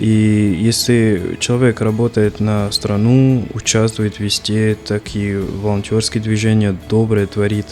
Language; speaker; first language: Russian; non-native, fluent; Arabic